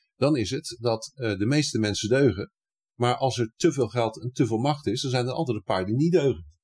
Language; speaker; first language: Dutch; native; Dutch